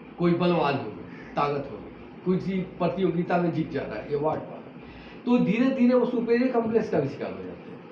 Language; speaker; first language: Hindi; native; Hindi